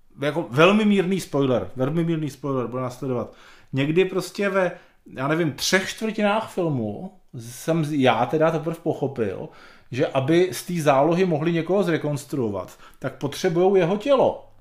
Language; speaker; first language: Czech; native; Czech